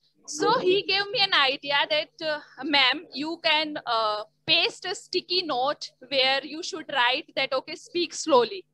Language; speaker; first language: English; non-native, learner; Hindi